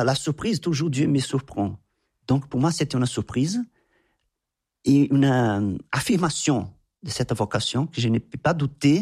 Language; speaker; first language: French; non-native, fluent; Portuguese